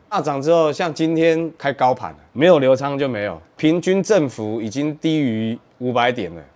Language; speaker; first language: Chinese; native; Chinese